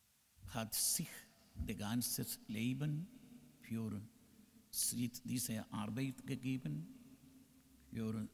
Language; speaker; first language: German; non-native, learner; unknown